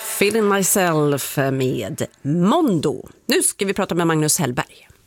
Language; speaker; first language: Swedish; native; Swedish